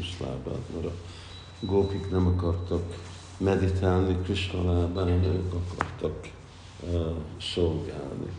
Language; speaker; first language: Hungarian; early bilingual, heritage; Hungarian